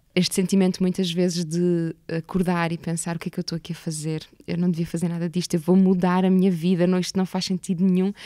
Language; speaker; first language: Portuguese; native; Portuguese